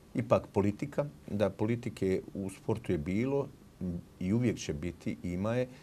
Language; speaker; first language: Serbian; native; Serbian